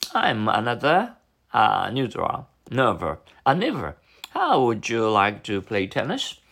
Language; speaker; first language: English; non-native, learner; Japanese